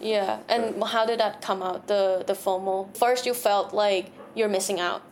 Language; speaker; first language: English; non-native, fluent; Thai